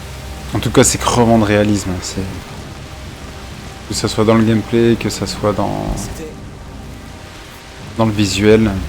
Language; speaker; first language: French; native; French